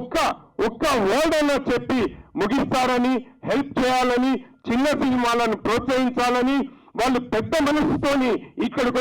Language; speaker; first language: Telugu; native; Telugu